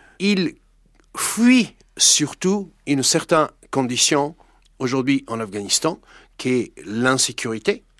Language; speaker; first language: French; non-native, fluent; Persian